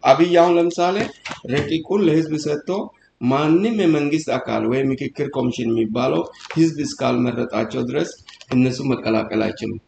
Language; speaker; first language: Amharic; non-native, local second language; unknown